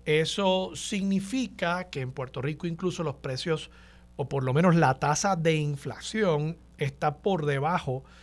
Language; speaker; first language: Spanish; native; Spanish